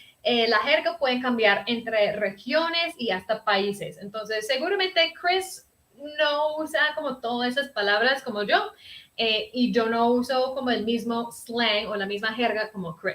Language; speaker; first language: Spanish; early bilingual, heritage; Spanish